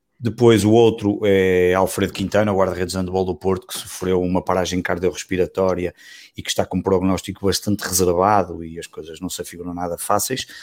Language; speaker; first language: Portuguese; native; Portuguese